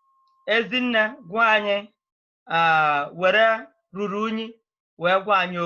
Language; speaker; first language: Igbo; native; Igbo